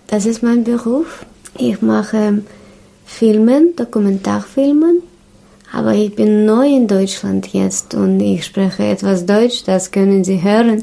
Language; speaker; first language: German; non-native, learner; Russian